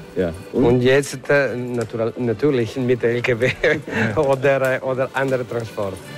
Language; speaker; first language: German; non-native, learner; Italian